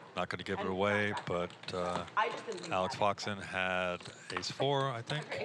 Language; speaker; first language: English; native; English